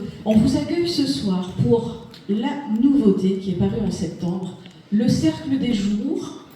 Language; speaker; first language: French; native; French